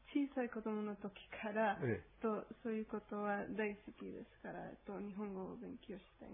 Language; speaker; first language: Japanese; non-native, learner; Spanish